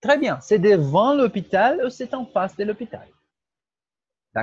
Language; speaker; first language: French; non-native, fluent; Portuguese